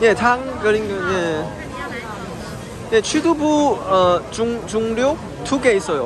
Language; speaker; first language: Korean; non-native, learner; Chinese